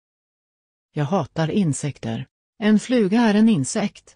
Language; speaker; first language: Swedish; non-native, learner; English